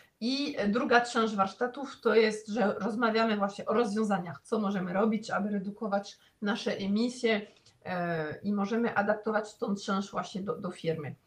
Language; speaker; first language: Polish; non-native, fluent; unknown